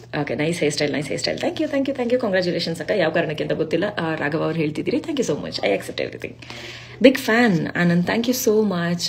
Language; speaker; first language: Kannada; non-native, local second language; Kodava